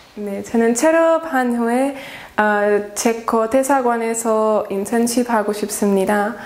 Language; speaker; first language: Korean; non-native, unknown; Czech